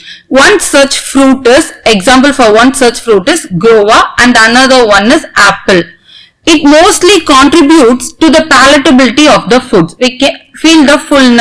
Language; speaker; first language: English; non-native, local second language; Tamil